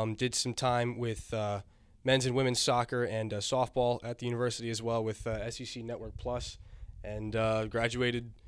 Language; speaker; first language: English; native; English